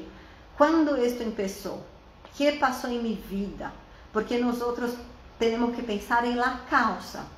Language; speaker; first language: Spanish; non-native, fluent; Portuguese